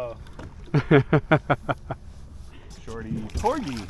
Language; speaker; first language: English; native; English